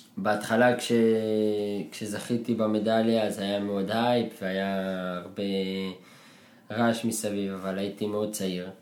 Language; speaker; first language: Hebrew; native; Hebrew